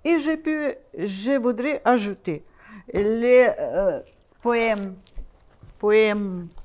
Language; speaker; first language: French; non-native, learner; Russian